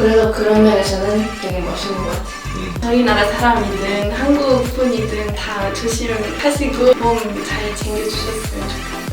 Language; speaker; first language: Korean; non-native, fluent; Arabic